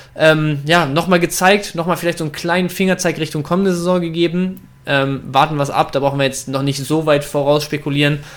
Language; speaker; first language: German; native; German